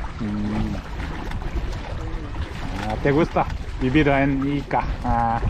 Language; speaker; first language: Spanish; non-native, learner; Korean